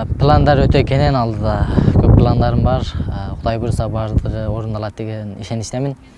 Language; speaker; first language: Kyrgyz; early bilingual, heritage; Kyrgyz